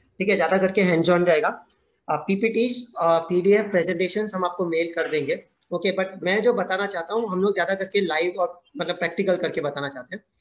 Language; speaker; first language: Hindi; non-native, local second language; Gujarati